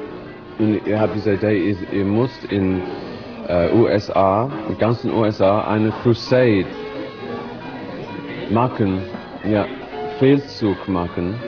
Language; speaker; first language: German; non-native, learner; English